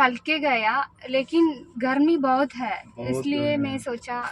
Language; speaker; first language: Hindi; non-native, local second language; Malayalam